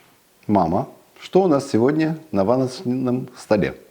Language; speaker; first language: Russian; native; Russian